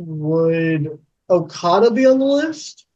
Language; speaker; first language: English; native; English